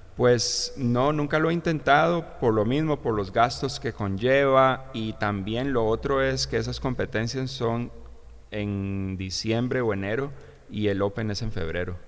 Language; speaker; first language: Spanish; native; Spanish